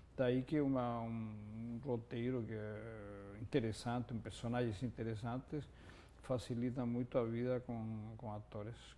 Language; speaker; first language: Portuguese; non-native, fluent; Spanish